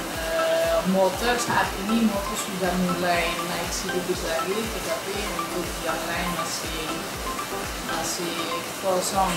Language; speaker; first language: Indonesian; non-native, fluent; Dutch